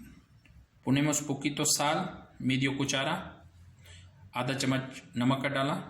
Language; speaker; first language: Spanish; non-native, learner; Urdu